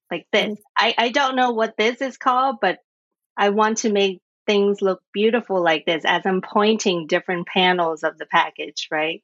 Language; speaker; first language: English; non-native, fluent; Thai